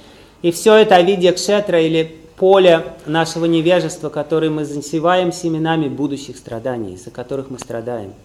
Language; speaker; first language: Russian; native; Russian